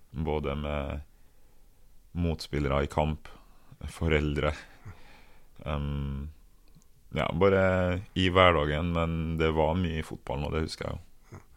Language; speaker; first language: Norwegian; early bilingual, other home language; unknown